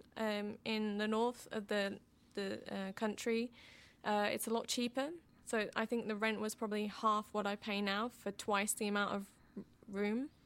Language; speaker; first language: English; native; English